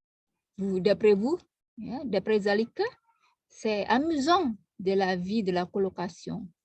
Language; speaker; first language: French; non-native, fluent; Indonesian